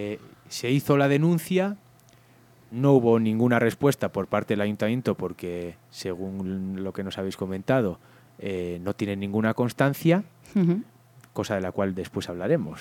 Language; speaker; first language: Spanish; native; Spanish